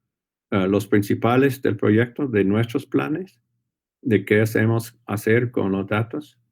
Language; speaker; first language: Spanish; non-native, fluent; English